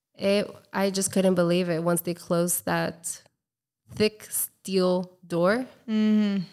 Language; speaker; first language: English; native; English